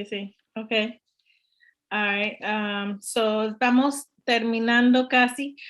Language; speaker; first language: Spanish; non-native, learner; English